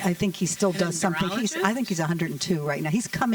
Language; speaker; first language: English; native; English